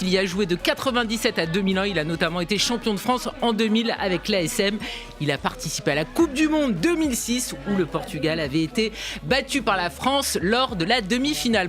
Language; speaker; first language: French; native; French